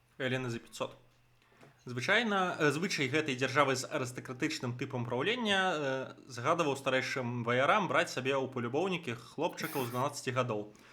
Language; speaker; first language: Belarusian; non-native, local second language; Russian